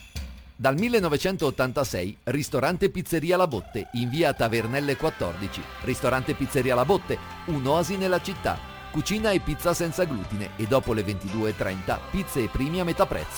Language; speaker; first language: Italian; native; Italian